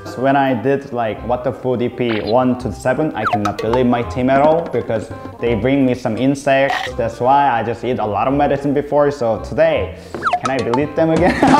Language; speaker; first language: English; early bilingual, other home language; Korean